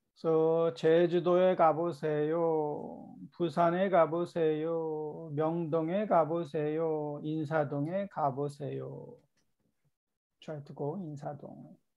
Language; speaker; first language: Korean; native; Korean